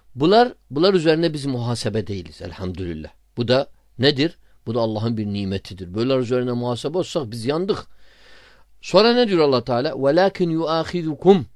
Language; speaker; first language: Turkish; non-native, fluent; Arabic